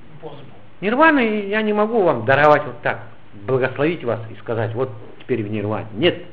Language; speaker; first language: Russian; native; Russian